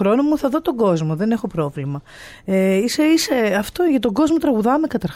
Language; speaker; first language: Greek; native; Greek